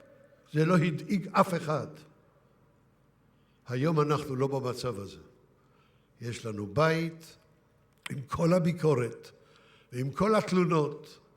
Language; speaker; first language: Hebrew; early bilingual, other home language; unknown